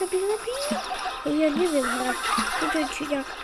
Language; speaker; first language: Polish; non-native, learner; Slovak